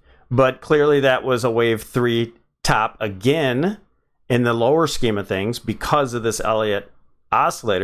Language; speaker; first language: English; native; English